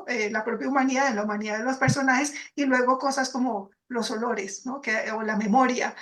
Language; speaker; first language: Spanish; native; Spanish